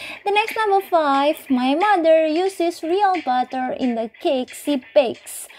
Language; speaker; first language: English; non-native, fluent; Indonesian